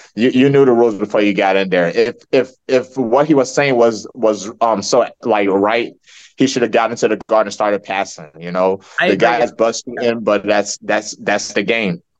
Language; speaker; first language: English; early bilingual, other home language; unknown